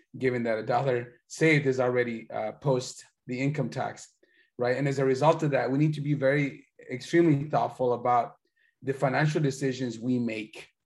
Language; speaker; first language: English; early bilingual, other home language; Spanish